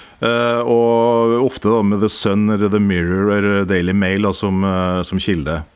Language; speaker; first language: Norwegian; native; Norwegian